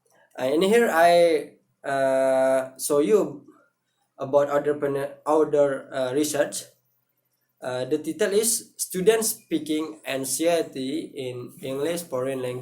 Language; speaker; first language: English; non-native, learner; Indonesian